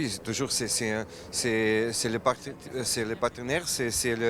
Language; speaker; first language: French; non-native, fluent; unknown